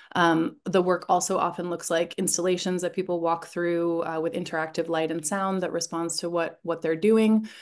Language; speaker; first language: English; native; English